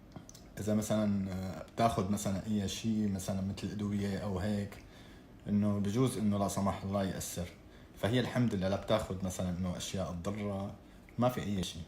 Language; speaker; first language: Arabic; native; Arabic